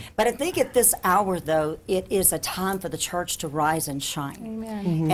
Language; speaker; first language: English; native; English